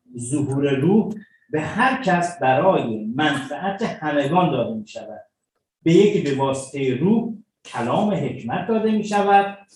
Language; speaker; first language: Persian; native; Persian